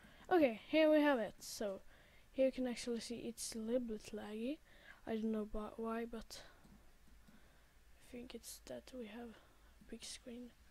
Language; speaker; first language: English; non-native, learner; Swedish